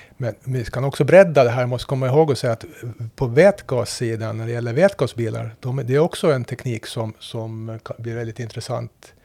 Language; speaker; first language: Swedish; native; Swedish